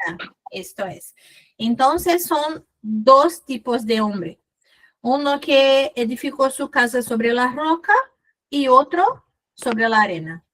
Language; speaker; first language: Spanish; non-native, fluent; Portuguese